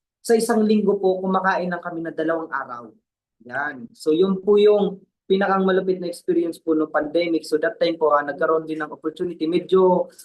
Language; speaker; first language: Filipino; non-native, local second language; Bikol